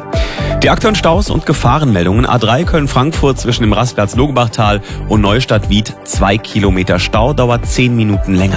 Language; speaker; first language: German; native; German